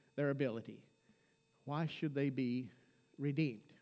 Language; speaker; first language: English; native; English